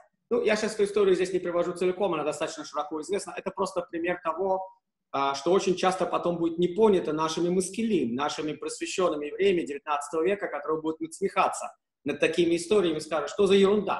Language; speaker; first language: Russian; native; Russian